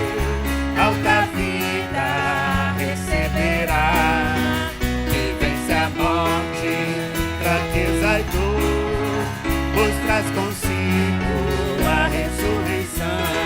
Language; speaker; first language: Portuguese; native; Portuguese